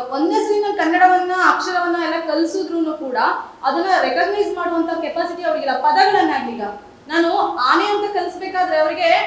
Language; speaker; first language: Kannada; native; Kannada